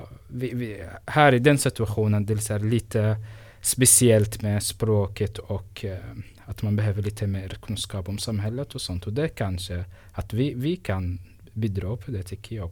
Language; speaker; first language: Swedish; non-native, fluent; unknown